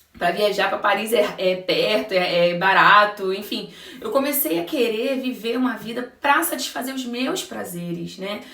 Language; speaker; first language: Portuguese; native; Portuguese